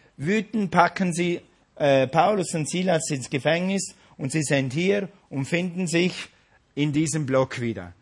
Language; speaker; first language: German; non-native, fluent; English